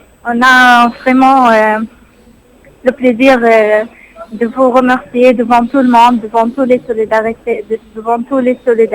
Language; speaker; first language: French; non-native, learner; Arabic